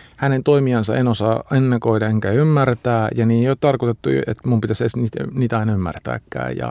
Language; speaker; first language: Finnish; native; Finnish